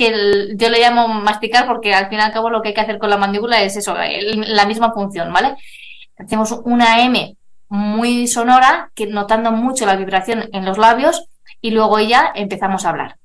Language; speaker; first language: Spanish; native; Spanish